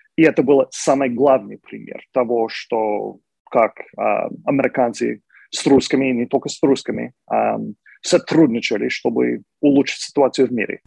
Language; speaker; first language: Russian; non-native, fluent; English